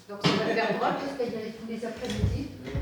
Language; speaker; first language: French; native; French